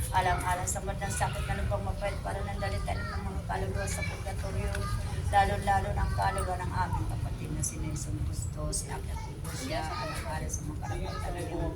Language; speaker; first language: Filipino; native; Filipino